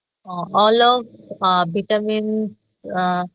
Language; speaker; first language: English; non-native, learner; Bangla